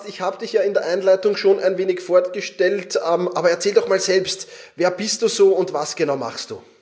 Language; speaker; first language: German; native; German